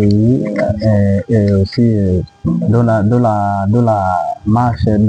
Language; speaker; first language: French; non-native, learner; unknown